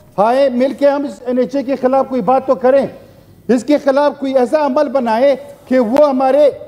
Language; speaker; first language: Urdu; non-native, local second language; Pashto